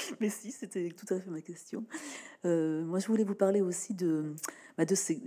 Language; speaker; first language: French; native; French